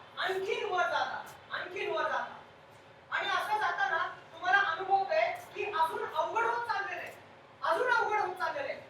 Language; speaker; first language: Marathi; non-native, local second language; Telugu